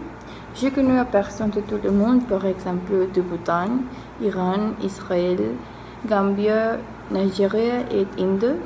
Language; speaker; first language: French; non-native, learner; Spanish